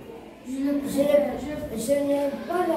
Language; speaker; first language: French; non-native, learner; Arabic